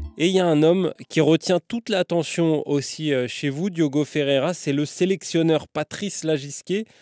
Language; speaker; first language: French; native; French